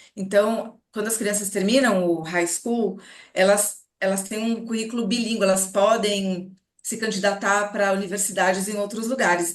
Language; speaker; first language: Portuguese; native; Portuguese